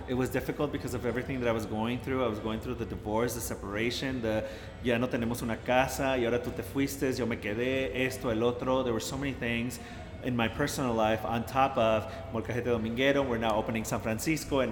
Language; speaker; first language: English; early bilingual, other home language; Spanish